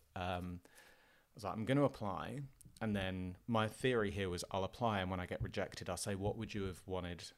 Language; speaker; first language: English; native; English